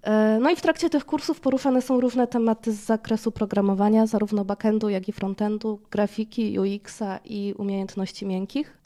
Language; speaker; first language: Polish; native; Polish